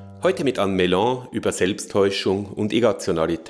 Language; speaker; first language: German; native; German